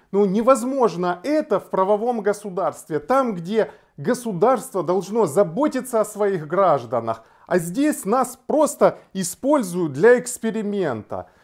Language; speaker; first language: Russian; native; Russian